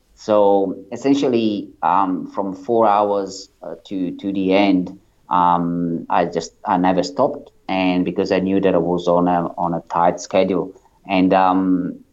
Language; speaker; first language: English; non-native, fluent; Italian